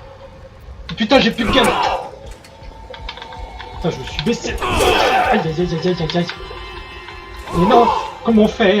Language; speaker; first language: French; native; French